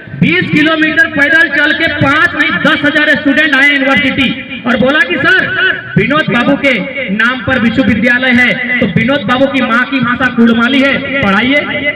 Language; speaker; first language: Hindi; non-native, local second language; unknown